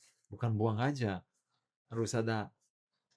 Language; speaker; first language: Indonesian; non-native, learner; Italian